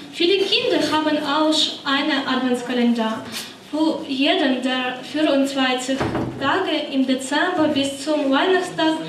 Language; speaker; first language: German; non-native, learner; Ukrainian